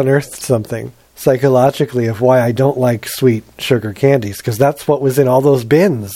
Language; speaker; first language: English; native; English